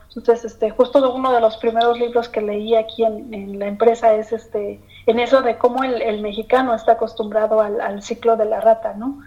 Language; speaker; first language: Spanish; native; Spanish